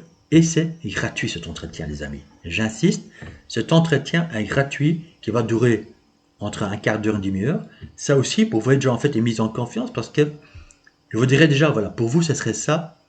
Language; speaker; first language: French; native; French